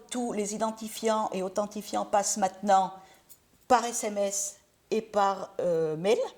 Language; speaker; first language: French; native; French